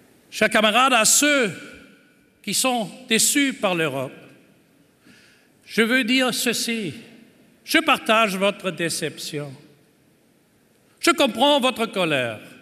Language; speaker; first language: French; non-native, fluent; German